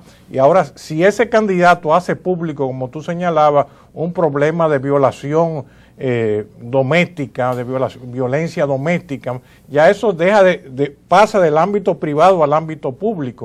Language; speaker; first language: Spanish; native; Spanish